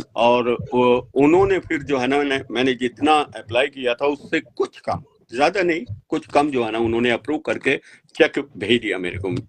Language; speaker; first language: Hindi; native; Hindi